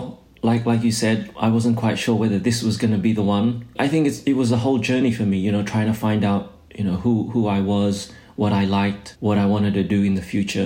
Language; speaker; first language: English; native; English